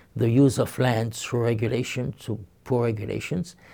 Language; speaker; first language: English; non-native, fluent; French